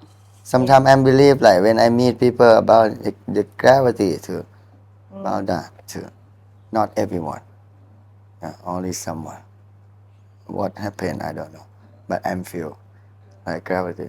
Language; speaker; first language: English; non-native, learner; Thai